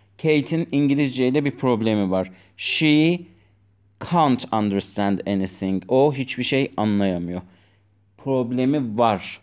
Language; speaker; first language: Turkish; non-native, fluent; Azerbaijani